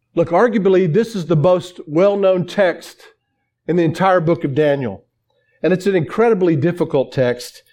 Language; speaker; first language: English; native; English